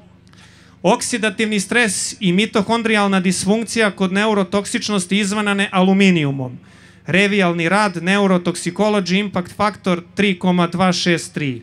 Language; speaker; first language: Serbian; native; Serbian